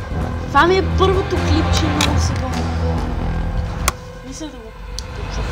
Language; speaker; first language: Bulgarian; native; Bulgarian